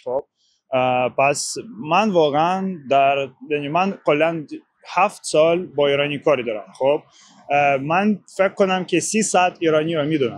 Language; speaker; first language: Persian; non-native, learner; Ukrainian